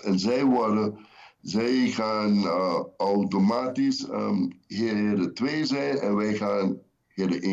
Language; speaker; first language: Dutch; non-native, local second language; Papiamento